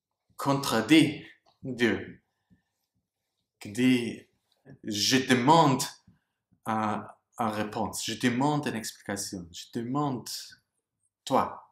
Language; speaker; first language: French; non-native, learner; English